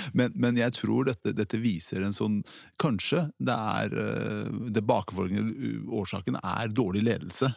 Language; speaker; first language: Norwegian; early bilingual, other home language; Persian